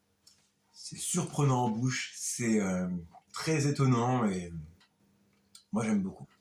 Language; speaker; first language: French; native; French